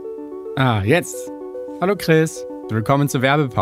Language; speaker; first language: German; native; German